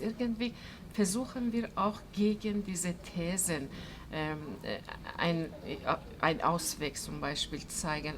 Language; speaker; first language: German; non-native, fluent; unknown